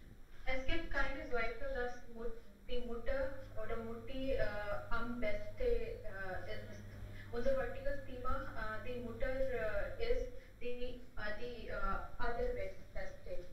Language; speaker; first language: German; non-native, learner; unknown